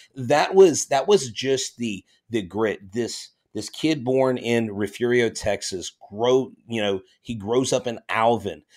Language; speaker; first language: English; native; English